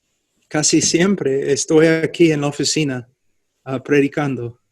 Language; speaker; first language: Spanish; non-native, fluent; English